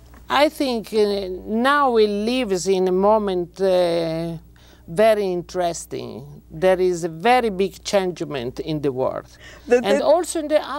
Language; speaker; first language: English; non-native, learner; Italian